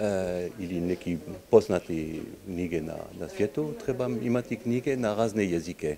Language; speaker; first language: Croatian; non-native, learner; French